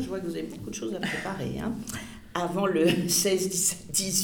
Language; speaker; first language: French; native; French